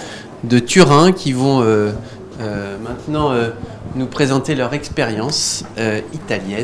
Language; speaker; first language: French; native; French